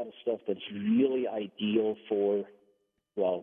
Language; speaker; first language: English; non-native, fluent; Danish